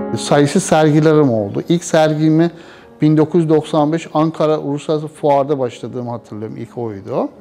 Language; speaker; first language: Turkish; non-native, fluent; Persian